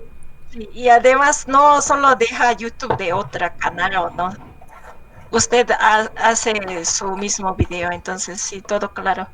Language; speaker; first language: Spanish; non-native, learner; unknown